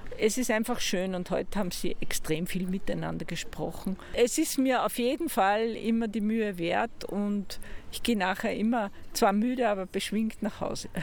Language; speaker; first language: German; native; German